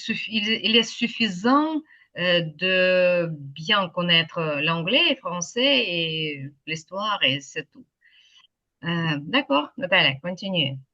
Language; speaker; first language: French; non-native, fluent; Ukrainian